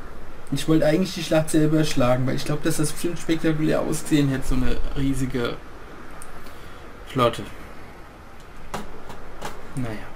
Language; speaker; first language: German; native; German